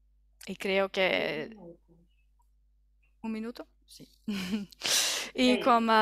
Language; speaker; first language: Spanish; non-native, learner; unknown